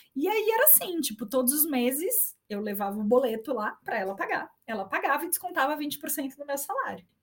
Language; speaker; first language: Portuguese; native; Portuguese